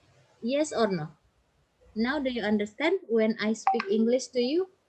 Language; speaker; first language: English; non-native, fluent; Indonesian